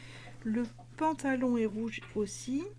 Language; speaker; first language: French; native; French